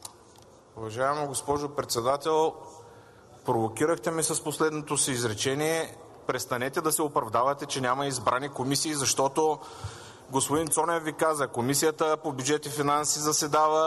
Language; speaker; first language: Bulgarian; native; Bulgarian